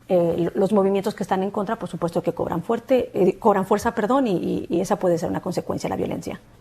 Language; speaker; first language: Spanish; native; Spanish